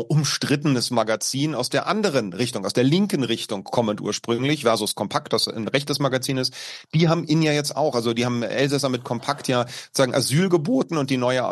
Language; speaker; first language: German; native; German